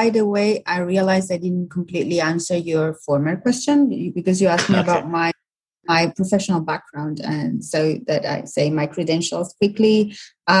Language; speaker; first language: English; non-native, fluent; Spanish